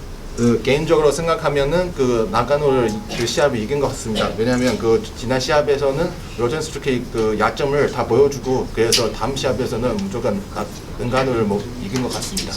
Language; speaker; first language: Korean; non-native, learner; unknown